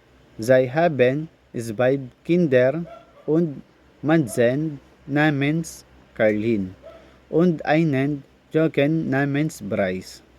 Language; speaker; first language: German; non-native, learner; Filipino